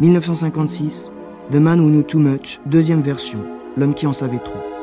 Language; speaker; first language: French; native; French